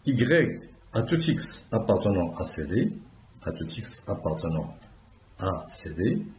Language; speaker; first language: French; non-native, local second language; Arabic